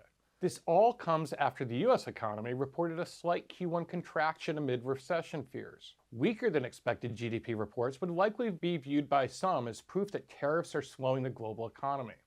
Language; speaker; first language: English; native; English